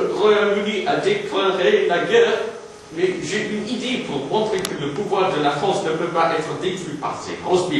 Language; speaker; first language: French; non-native, learner; English